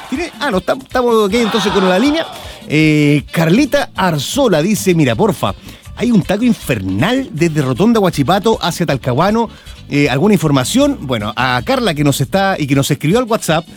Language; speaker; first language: Spanish; native; Spanish